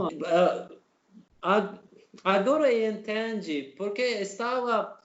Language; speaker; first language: Portuguese; non-native, learner; Turkish